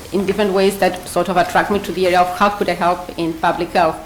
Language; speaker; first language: English; non-native, fluent; Spanish